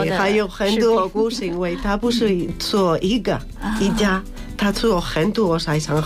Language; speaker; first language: Chinese; non-native, fluent; Spanish